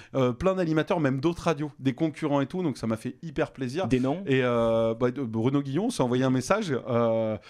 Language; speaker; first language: French; native; French